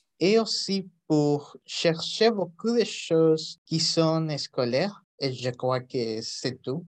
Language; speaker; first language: French; non-native, learner; Spanish